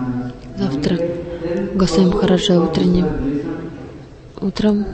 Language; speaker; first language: Russian; non-native, learner; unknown